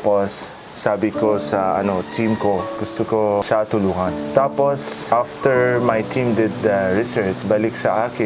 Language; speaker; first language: Filipino; non-native, learner; Arabic